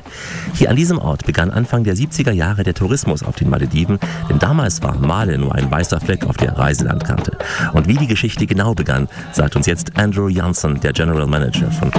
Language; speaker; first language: German; native; German